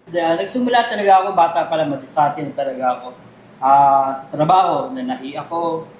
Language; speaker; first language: Filipino; native; Filipino